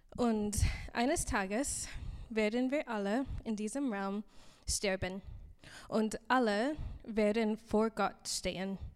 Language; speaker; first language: German; non-native, learner; English